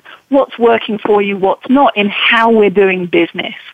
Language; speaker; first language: English; native; English